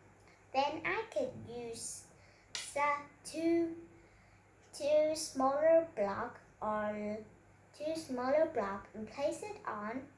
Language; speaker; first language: English; non-native, learner; Vietnamese